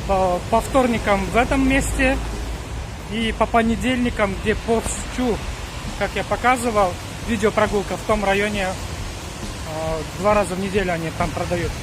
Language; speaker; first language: Russian; non-native, local second language; Kyrgyz